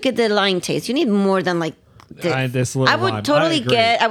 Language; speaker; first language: English; non-native, fluent; Spanish